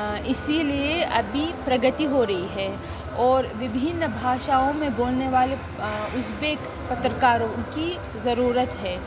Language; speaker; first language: Hindi; non-native, fluent; Uzbek